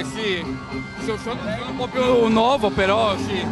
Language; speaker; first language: Italian; non-native, learner; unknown